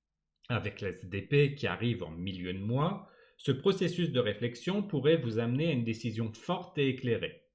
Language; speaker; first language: French; native; French